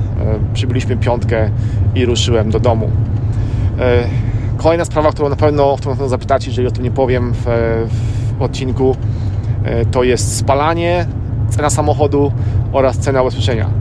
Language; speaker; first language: Polish; native; Polish